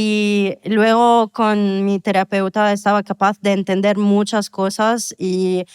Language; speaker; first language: Spanish; non-native, fluent; Arabic